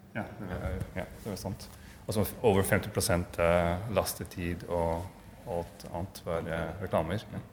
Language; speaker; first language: Norwegian; non-native, fluent; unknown